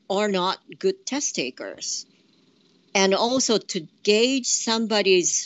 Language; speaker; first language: English; non-native, fluent; Japanese